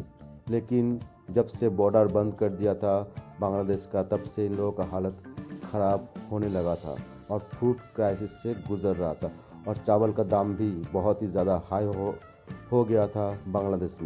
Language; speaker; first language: Hindi; non-native, local second language; Bangla